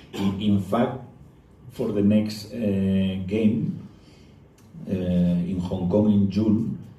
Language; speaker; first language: English; non-native, fluent; Spanish